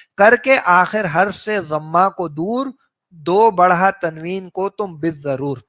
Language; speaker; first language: Urdu; native; Urdu